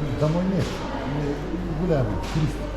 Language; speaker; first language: Russian; non-native, learner; Turkish